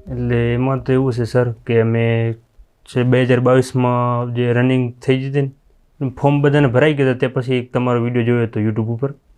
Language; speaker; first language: Gujarati; non-native, local second language; Kachhi